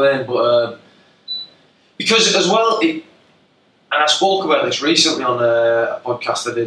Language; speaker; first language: English; native; English